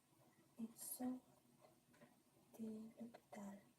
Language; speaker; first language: French; non-native, learner; Russian